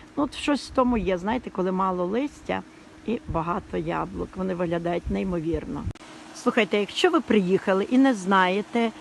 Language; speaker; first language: Ukrainian; native; Ukrainian